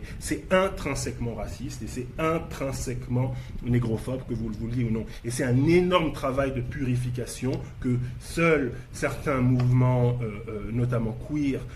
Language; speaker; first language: French; native; French